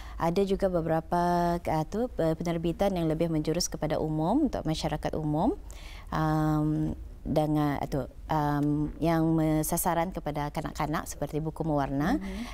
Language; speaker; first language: Malay; native; Malay